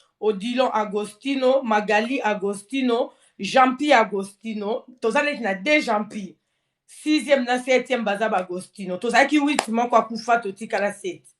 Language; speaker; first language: Lingala; native; Lingala